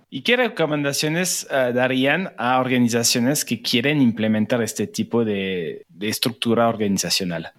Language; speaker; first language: Spanish; non-native, fluent; French